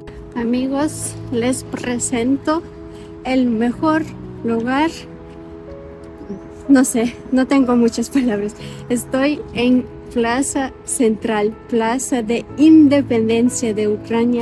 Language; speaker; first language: Spanish; non-native, fluent; Ukrainian